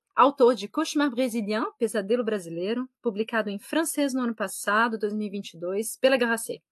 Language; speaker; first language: Portuguese; native; Portuguese